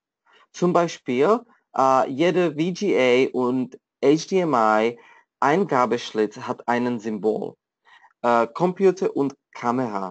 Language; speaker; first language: German; non-native, fluent; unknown